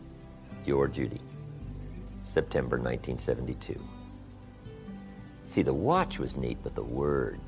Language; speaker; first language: English; native; English